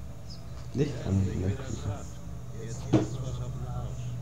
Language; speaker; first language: German; native; German